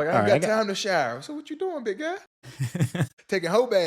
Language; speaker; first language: English; native; English